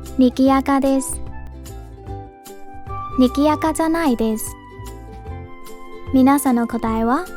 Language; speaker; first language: Japanese; non-native, fluent; Burmese